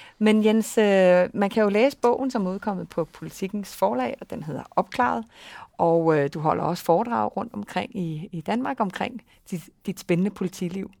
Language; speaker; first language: Danish; native; Danish